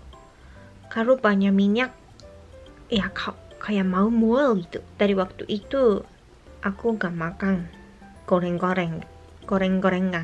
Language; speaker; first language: Indonesian; non-native, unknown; Japanese